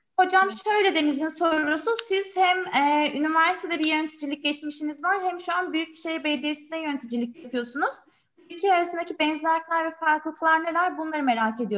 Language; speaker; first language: Turkish; native; Turkish